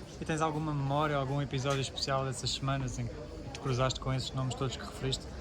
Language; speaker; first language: Portuguese; native; Portuguese